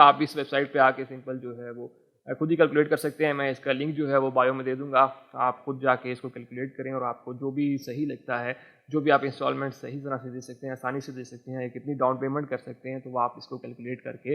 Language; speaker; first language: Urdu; non-native, local second language; Punjabi